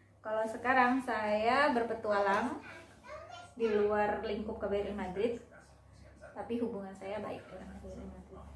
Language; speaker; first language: Indonesian; native; Indonesian